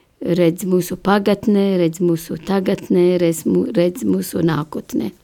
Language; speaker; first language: Latvian; non-native, learner; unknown